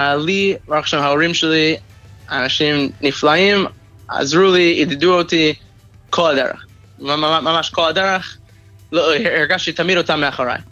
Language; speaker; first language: Hebrew; non-native, fluent; English